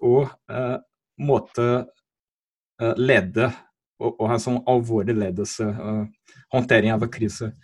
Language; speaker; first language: Norwegian; non-native, fluent; Portuguese